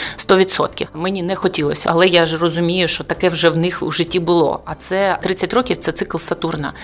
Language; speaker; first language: Ukrainian; non-native, local second language; Russian